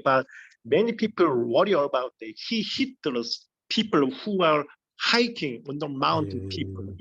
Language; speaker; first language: English; non-native, learner; Korean